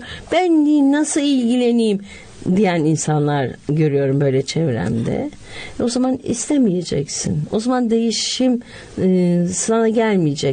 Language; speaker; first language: Turkish; native; Turkish